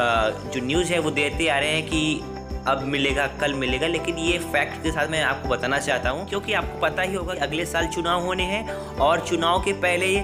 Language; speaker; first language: Hindi; native; Hindi